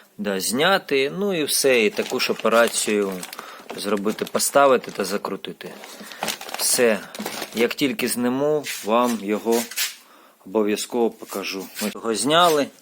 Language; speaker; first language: Ukrainian; non-native, local second language; Russian